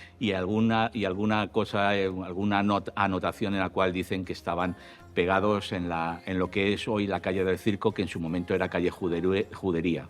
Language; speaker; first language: Spanish; native; Spanish